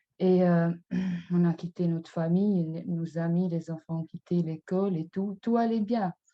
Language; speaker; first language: French; non-native, fluent; Albanian